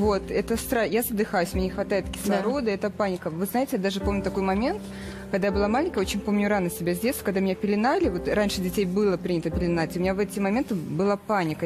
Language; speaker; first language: Russian; native; Russian